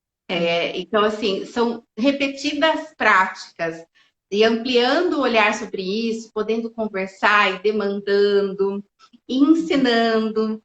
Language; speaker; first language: Portuguese; native; Portuguese